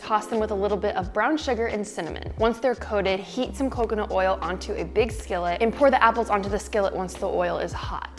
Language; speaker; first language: English; native; English